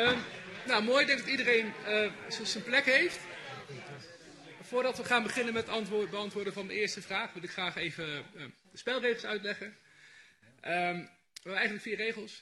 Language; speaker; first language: Dutch; native; Dutch